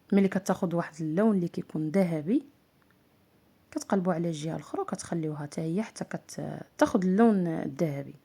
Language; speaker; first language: Arabic; native; Arabic